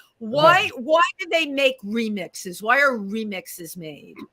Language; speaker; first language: English; native; English